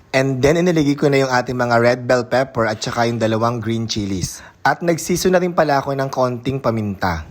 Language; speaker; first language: Filipino; native; Filipino